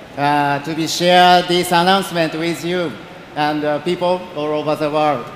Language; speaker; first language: English; non-native, learner; Japanese